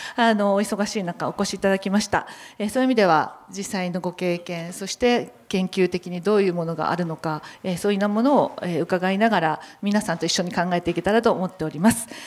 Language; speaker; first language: Japanese; native; Japanese